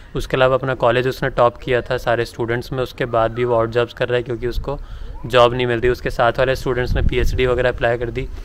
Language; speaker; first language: Hindi; native; Hindi